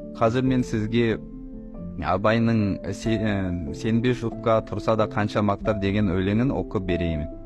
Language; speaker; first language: Kazakh; non-native, fluent; Urdu